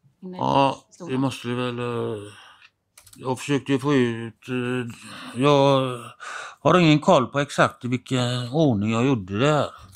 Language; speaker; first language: Swedish; native; Swedish